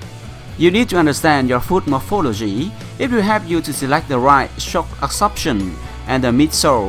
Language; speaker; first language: English; non-native, fluent; Vietnamese